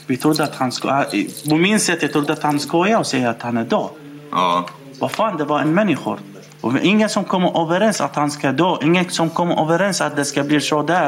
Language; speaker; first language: Swedish; non-native, fluent; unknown